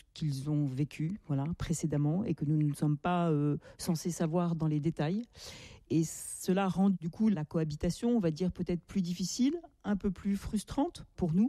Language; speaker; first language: French; native; French